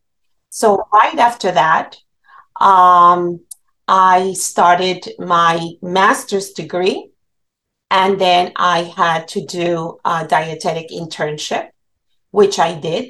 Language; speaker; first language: English; non-native, fluent; Spanish